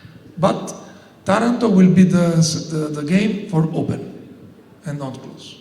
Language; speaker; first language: English; non-native, learner; Italian